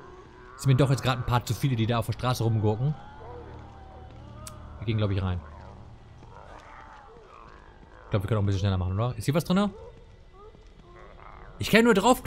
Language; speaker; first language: German; native; German